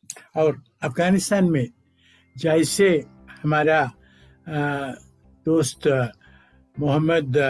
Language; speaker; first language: Hindi; non-native, fluent; Malayalam